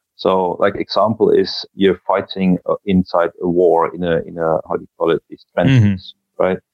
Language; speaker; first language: English; non-native, fluent; German